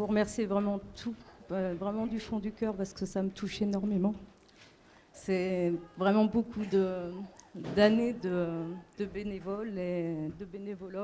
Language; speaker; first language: French; native; French